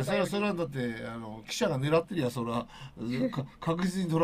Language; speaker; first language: Japanese; native; Japanese